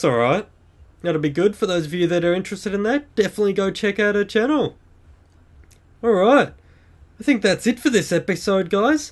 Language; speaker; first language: English; native; English